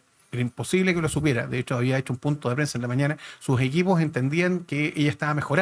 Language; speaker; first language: Spanish; native; Spanish